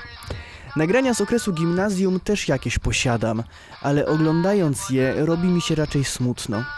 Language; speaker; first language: Polish; native; Polish